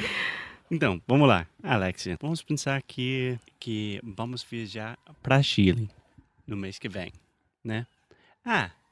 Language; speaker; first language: Portuguese; non-native, fluent; English